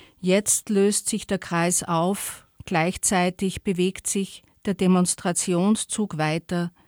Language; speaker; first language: German; native; German